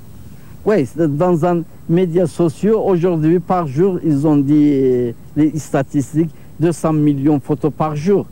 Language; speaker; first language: French; non-native, learner; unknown